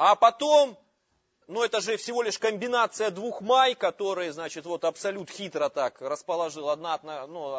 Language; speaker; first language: Russian; native; Russian